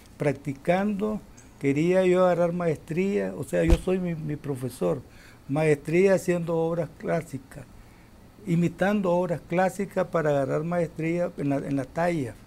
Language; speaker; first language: Spanish; native; Spanish